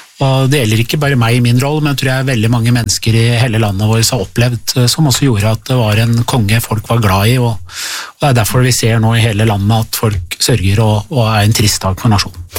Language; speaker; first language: Norwegian; early bilingual, other home language; Persian